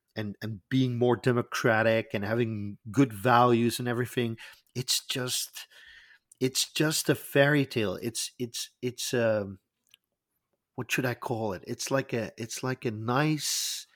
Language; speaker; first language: English; non-native, fluent; Dutch